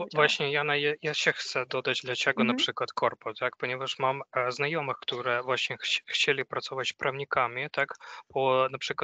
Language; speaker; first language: Polish; non-native, fluent; Ukrainian